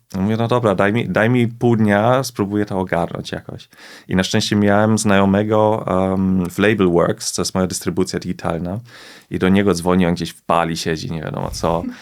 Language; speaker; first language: Polish; early bilingual, heritage; Polish